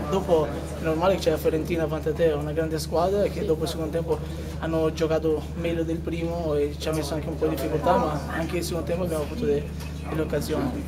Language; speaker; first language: Italian; non-native, fluent; Portuguese